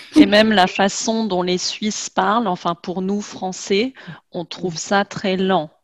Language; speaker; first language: French; native; French